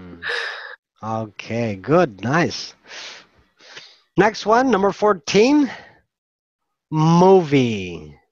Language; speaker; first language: English; non-native, fluent; Filipino